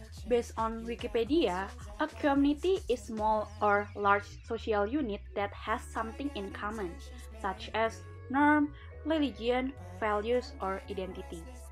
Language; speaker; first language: English; non-native, learner; Indonesian